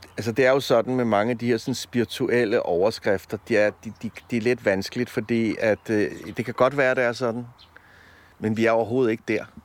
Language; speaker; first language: Danish; early bilingual, other home language; Polish